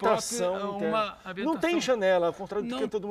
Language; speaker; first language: Portuguese; native; Portuguese